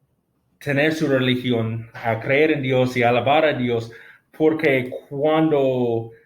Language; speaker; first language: Spanish; non-native, fluent; English